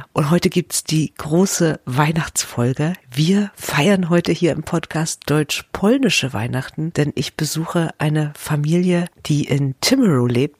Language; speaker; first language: German; native; German